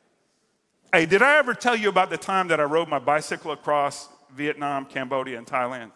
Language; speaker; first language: English; native; English